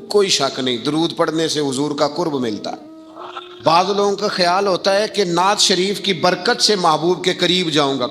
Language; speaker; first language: Urdu; non-native, local second language; Punjabi